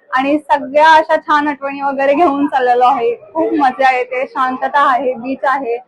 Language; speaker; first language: Marathi; native; Marathi